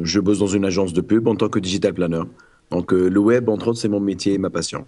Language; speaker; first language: French; non-native, local second language; Arabic